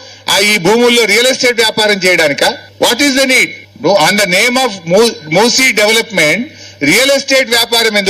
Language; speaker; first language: Telugu; native; Telugu